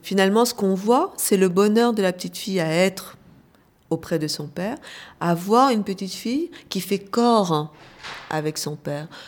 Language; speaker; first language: French; early bilingual, other home language; Korean